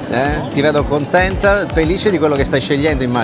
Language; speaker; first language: Italian; native; Italian